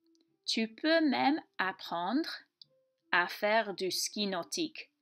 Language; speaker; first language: French; non-native, fluent; English